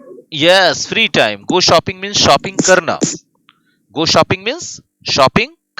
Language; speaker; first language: English; non-native, fluent; Hindi